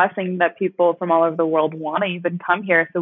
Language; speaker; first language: English; native; English